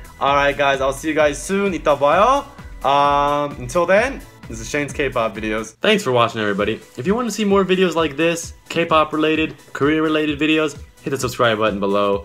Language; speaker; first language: English; native; English